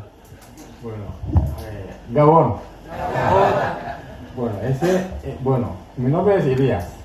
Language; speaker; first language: Spanish; non-native, learner; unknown